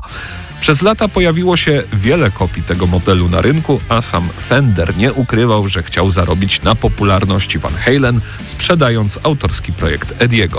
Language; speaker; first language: Polish; native; Polish